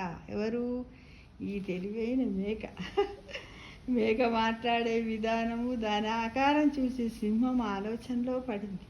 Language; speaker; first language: Telugu; native; Telugu